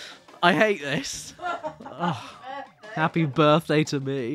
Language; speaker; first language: English; native; English